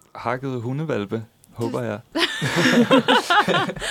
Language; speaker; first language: Danish; native; Danish